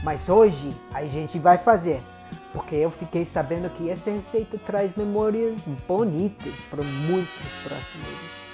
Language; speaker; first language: Portuguese; non-native, fluent; English